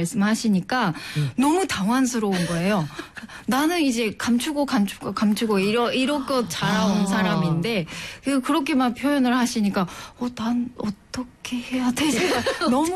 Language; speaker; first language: Korean; non-native, fluent; Japanese